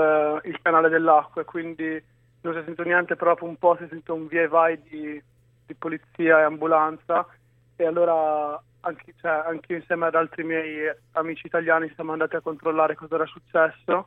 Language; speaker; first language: Italian; native; Italian